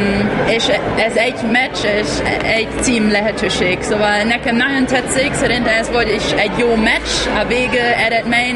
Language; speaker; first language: Hungarian; non-native, learner; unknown